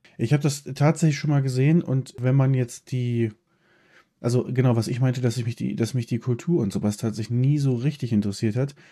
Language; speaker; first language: German; early bilingual, other home language; Polish